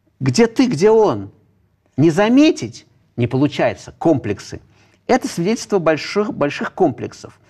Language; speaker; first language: Russian; native; Russian